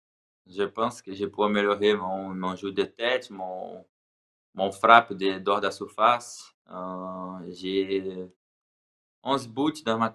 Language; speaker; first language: French; non-native, learner; Portuguese